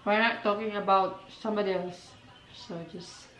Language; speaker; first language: English; non-native, learner; Filipino